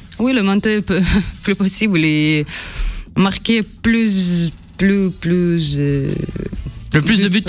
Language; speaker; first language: French; non-native, learner; Russian